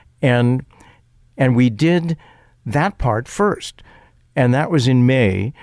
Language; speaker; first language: English; native; English